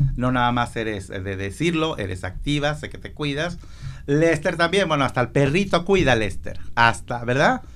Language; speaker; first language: Spanish; native; Spanish